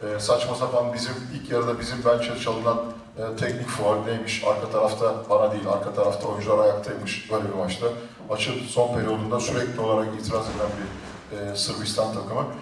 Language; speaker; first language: Turkish; native; Turkish